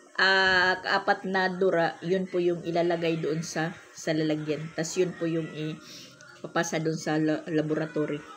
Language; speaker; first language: Filipino; non-native, local second language; Waray